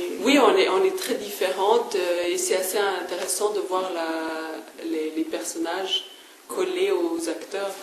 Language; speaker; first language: French; non-native, fluent; English